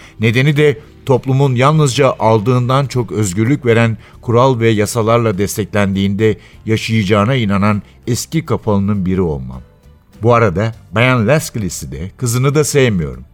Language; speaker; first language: Turkish; native; Turkish